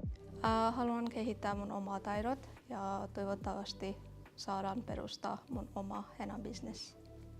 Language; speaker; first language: Finnish; non-native, fluent; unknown